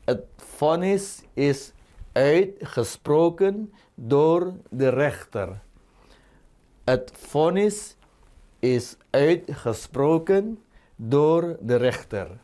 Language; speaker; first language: Dutch; non-native, fluent; Indonesian